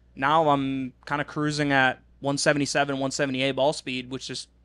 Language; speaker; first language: English; non-native, fluent; Norwegian